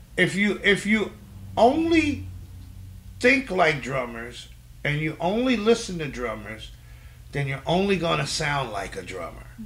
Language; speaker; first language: English; native; English